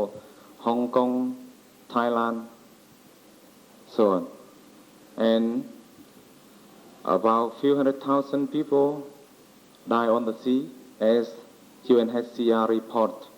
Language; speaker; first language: English; non-native, learner; Vietnamese